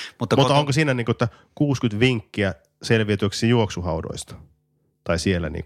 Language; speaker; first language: Finnish; native; Finnish